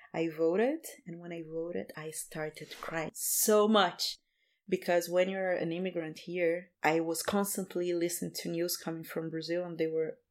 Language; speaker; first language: English; non-native, fluent; Portuguese